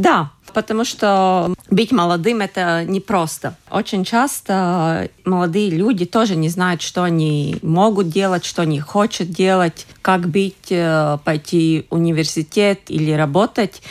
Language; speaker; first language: Russian; non-native, local second language; Latvian